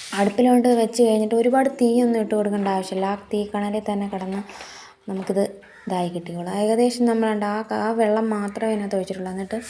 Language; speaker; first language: Malayalam; native; Malayalam